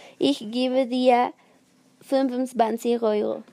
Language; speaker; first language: German; non-native, learner; Spanish